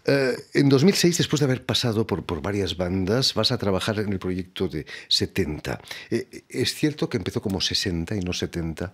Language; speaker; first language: Spanish; native; Spanish